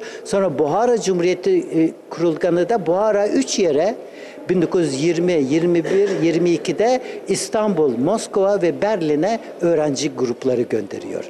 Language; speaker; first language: Turkish; early bilingual, other home language; Uzbek